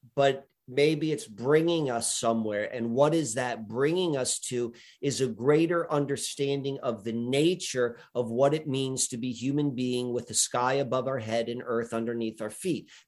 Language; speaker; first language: English; native; English